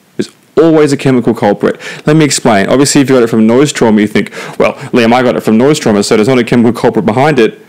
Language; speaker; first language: English; native; English